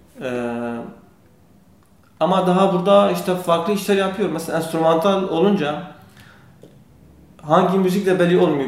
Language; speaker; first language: Turkish; non-native, learner; Kurdish